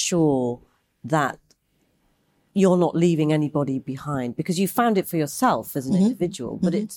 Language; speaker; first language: English; native; English